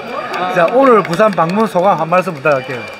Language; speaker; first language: Korean; native; Korean